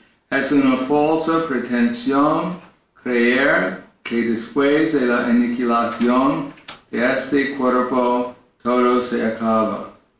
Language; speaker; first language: Spanish; non-native, learner; English